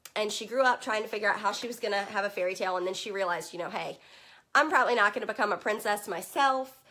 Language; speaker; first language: English; native; English